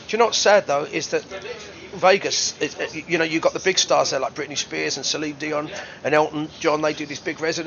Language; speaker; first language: English; native; English